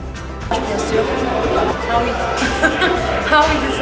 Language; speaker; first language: French; non-native, fluent; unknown